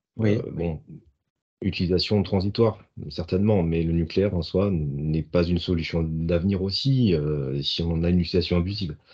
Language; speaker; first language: French; native; French